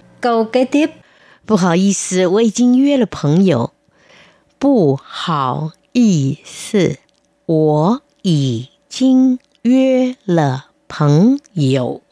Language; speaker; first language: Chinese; non-native, fluent; Vietnamese